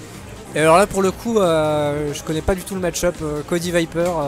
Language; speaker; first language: French; native; French